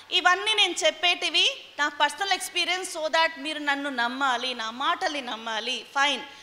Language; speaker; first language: Telugu; non-native, local second language; Hindi